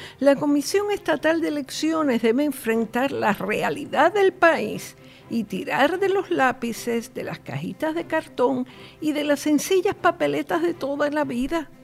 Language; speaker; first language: Spanish; native; Spanish